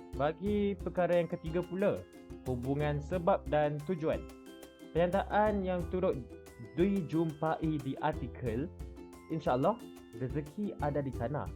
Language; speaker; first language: Malay; native; Malay